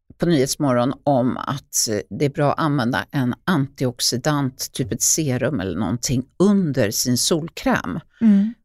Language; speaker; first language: Swedish; native; Swedish